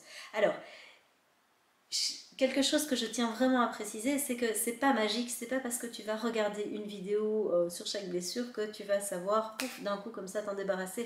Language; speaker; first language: French; native; French